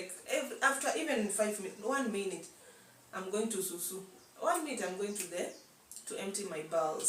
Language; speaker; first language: English; non-native, local second language; Swahili